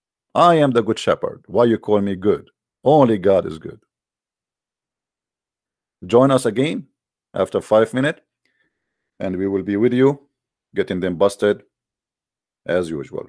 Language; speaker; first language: English; non-native, fluent; Arabic